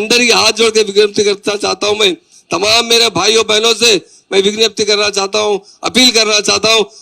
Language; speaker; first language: Hindi; non-native, local second language; Urdu